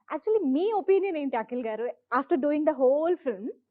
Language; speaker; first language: Telugu; native; Telugu